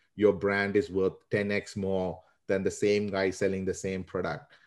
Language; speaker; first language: English; non-native, local second language; Sinhala